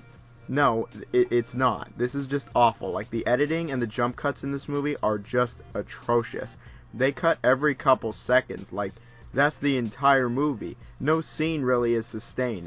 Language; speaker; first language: English; native; English